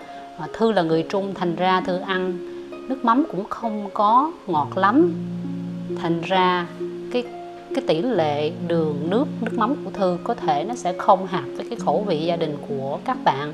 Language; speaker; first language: Vietnamese; native; Vietnamese